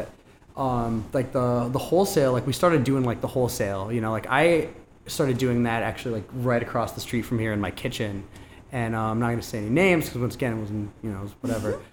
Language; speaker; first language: English; native; English